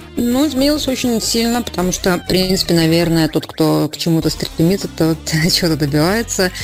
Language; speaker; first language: Russian; native; Russian